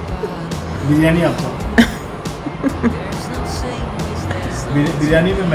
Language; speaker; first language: Turkish; non-native, learner; Hindi